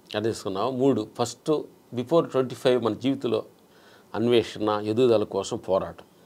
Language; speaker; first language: Telugu; native; Telugu